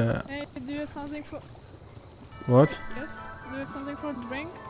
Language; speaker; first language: English; non-native, learner; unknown